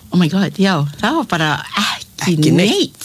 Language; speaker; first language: Icelandic; non-native, learner; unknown